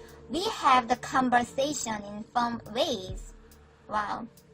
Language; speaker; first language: English; non-native, fluent; Korean